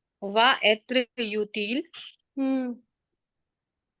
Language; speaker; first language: French; non-native, learner; Hindi